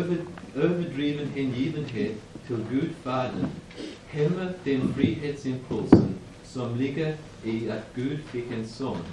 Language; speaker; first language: Swedish; non-native, fluent; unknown